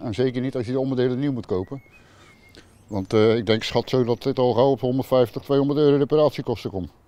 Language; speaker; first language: Dutch; native; Dutch